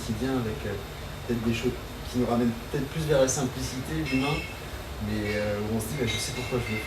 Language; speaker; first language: French; native; French